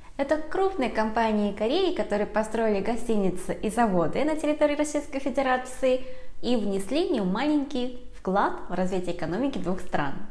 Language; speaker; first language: Russian; early bilingual, other home language; Korean